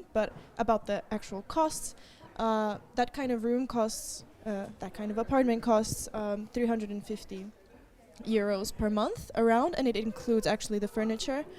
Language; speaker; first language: English; non-native, fluent; Bulgarian